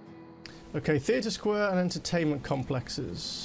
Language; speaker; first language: English; native; English